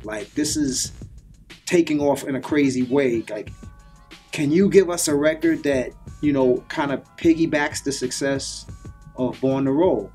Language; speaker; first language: English; native; English